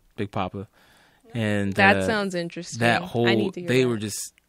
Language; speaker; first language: English; native; English